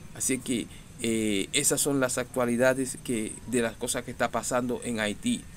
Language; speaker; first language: Spanish; native; Spanish